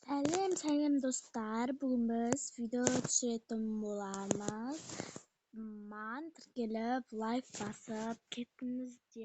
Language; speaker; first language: Kazakh; native; Kazakh